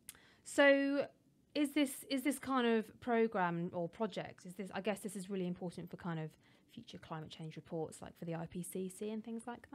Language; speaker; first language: English; native; English